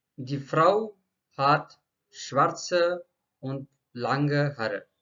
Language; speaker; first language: German; non-native, fluent; Marathi